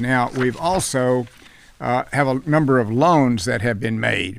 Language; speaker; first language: English; native; English